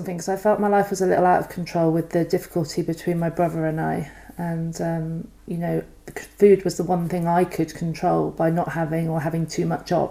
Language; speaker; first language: English; native; English